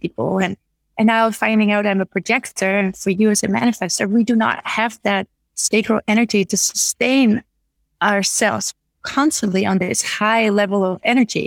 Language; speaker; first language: English; non-native, fluent; Dutch